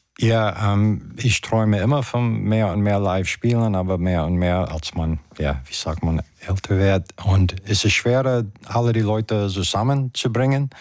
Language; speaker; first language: German; non-native, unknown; English